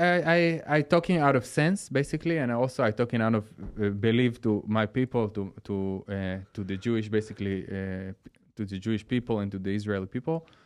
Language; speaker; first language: English; non-native, fluent; Hebrew